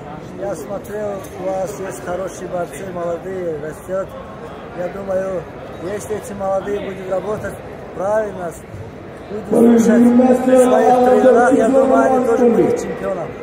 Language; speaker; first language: Russian; non-native, learner; Azerbaijani